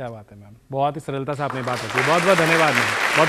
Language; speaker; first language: Hindi; native; Hindi